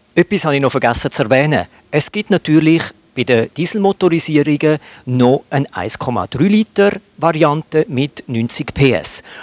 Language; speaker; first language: German; native; German